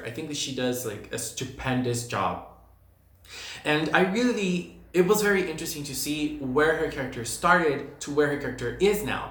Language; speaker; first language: English; non-native, fluent; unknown